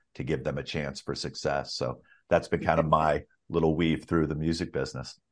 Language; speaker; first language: English; native; English